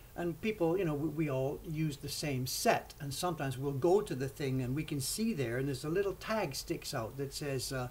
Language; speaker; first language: English; native; English